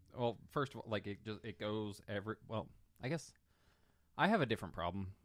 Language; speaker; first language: English; native; English